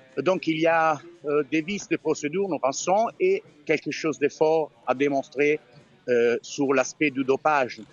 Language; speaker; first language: French; non-native, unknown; Italian